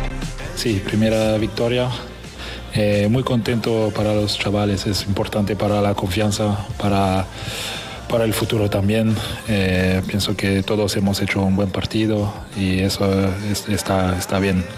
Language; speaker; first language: Spanish; non-native, fluent; French